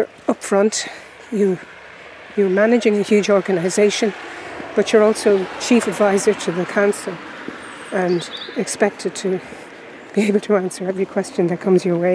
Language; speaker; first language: English; native; English